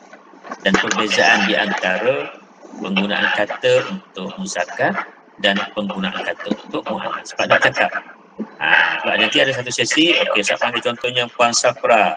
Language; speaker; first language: Malay; native; Malay